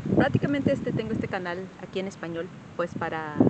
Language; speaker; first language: Spanish; early bilingual, other home language; English